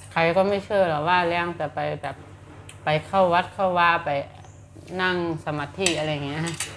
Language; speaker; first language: Thai; native; Thai